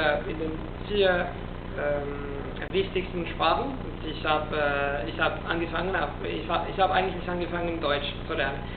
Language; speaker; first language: German; non-native, fluent; Italian